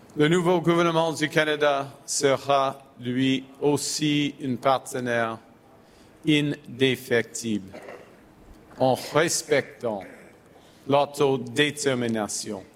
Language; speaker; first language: French; non-native, fluent; English